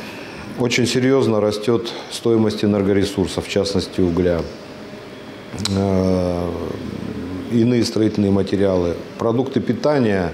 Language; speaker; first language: Russian; native; Russian